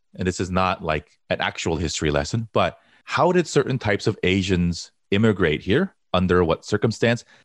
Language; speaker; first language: English; early bilingual, other home language; Korean